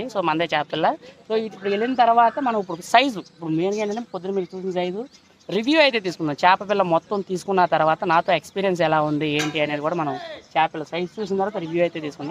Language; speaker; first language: Telugu; native; Telugu